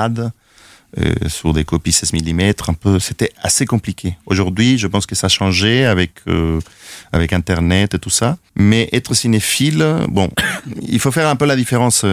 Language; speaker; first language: French; non-native, fluent; Spanish